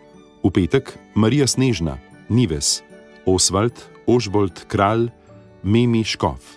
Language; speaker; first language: Slovenian; native; Slovenian